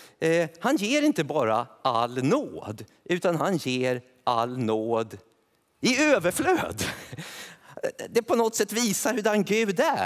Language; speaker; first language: Swedish; native; Swedish